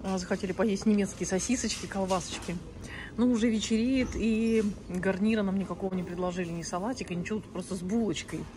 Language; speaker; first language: Russian; native; Russian